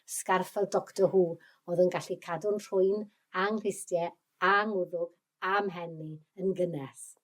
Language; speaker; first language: Welsh; native; Welsh